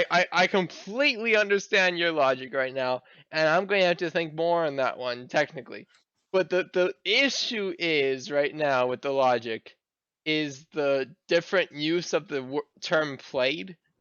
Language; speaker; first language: English; native; English